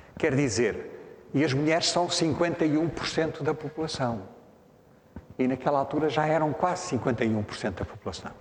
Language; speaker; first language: Portuguese; native; Portuguese